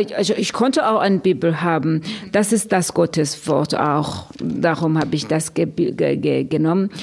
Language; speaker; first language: German; non-native, fluent; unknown